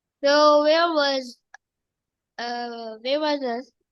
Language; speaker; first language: English; non-native, local second language; Urdu